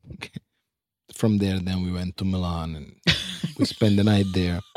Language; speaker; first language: English; non-native, fluent; Italian